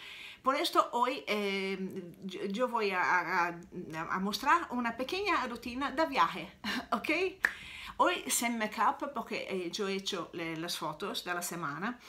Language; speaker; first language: Spanish; non-native, learner; Italian